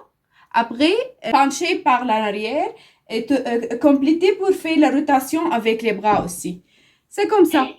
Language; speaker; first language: French; non-native, learner; Arabic